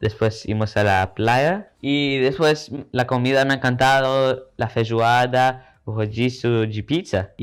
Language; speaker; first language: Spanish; early bilingual, heritage; Spanish